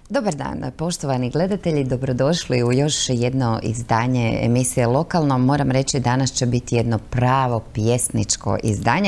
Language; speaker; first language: Croatian; native; Croatian